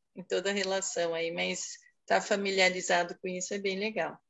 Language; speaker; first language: Portuguese; early bilingual, heritage; Portuguese